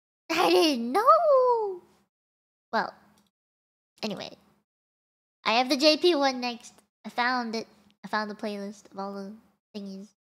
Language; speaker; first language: English; native; English